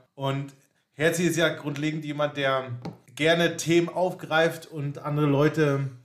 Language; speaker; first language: German; native; German